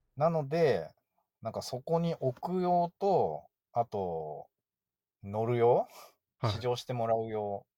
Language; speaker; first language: Japanese; native; Japanese